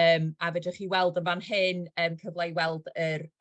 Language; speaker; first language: Welsh; native; Welsh